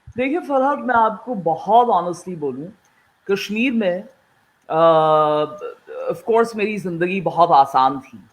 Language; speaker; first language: Urdu; non-native, local second language; Kashmiri